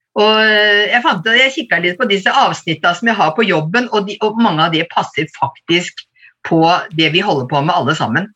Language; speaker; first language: Norwegian; native; Norwegian